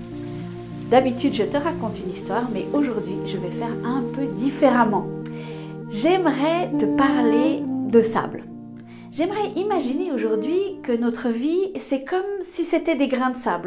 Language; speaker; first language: French; native; French